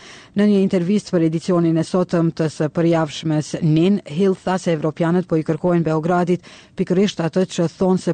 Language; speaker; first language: Albanian; native; Albanian